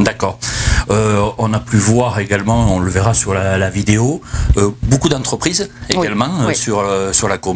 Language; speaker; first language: French; native; French